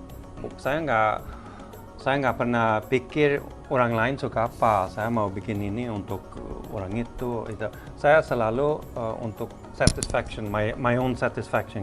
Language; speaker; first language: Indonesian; non-native, fluent; Swedish